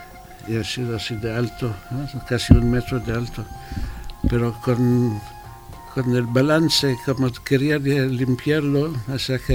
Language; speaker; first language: Spanish; non-native, fluent; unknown